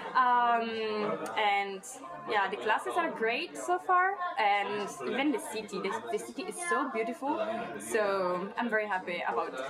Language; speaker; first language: English; non-native, fluent; Italian